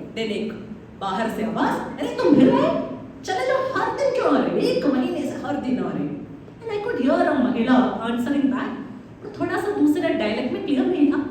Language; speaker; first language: Hindi; non-native, local second language; Malayalam